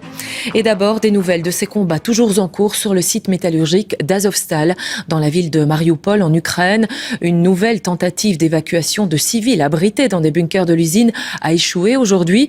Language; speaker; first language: French; native; French